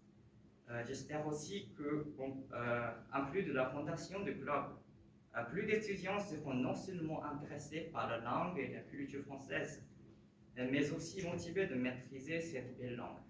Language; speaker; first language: French; non-native, fluent; Japanese